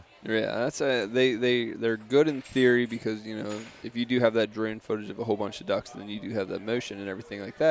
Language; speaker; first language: English; native; English